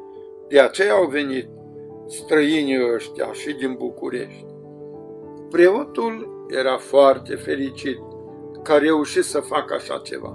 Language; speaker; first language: Romanian; native; Romanian